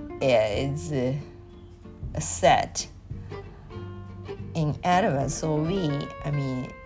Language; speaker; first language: English; non-native, learner; Japanese